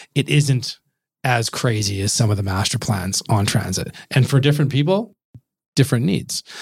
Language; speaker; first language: English; native; English